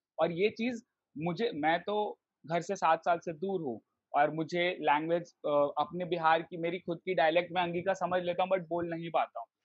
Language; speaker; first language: Hindi; native; Hindi